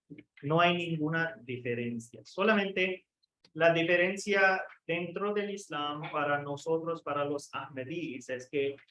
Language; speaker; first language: Spanish; non-native, fluent; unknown